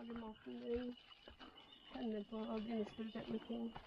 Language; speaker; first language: Norwegian; early bilingual, heritage; Norwegian